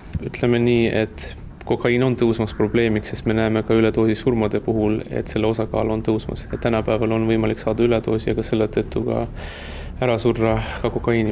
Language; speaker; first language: Estonian; native; Estonian